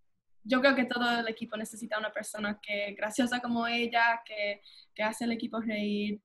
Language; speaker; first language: Spanish; early bilingual, heritage; English